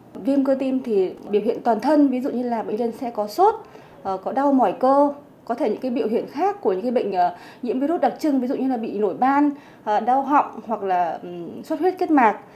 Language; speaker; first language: Vietnamese; native; Vietnamese